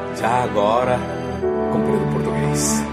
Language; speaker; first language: Portuguese; non-native, learner; Japanese